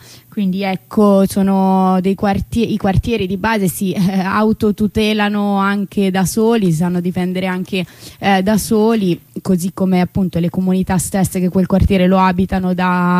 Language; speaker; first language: Italian; native; Italian